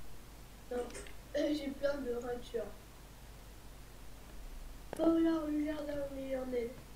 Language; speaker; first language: French; native; French